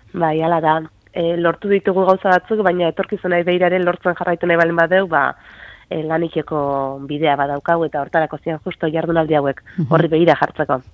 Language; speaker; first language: Basque; native; Basque